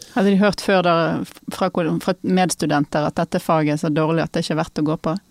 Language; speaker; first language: Norwegian; native; Norwegian